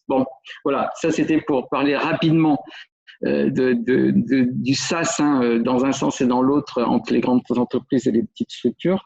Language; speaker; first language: French; native; French